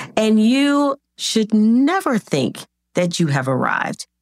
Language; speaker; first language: English; native; English